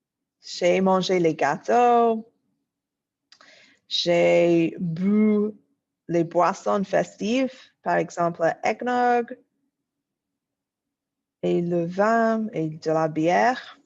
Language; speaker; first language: French; non-native, fluent; English